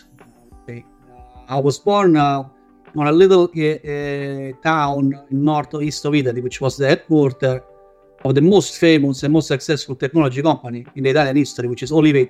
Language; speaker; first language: English; non-native, fluent; Italian